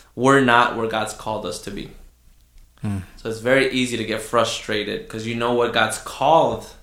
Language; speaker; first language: English; early bilingual, other home language; Spanish